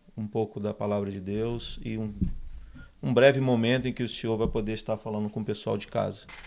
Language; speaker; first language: Portuguese; native; Portuguese